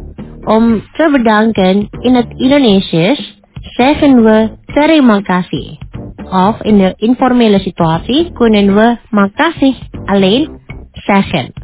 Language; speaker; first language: Dutch; non-native, learner; Indonesian